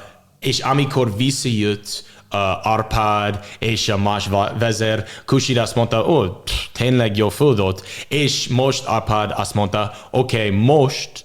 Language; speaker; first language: Hungarian; non-native, learner; English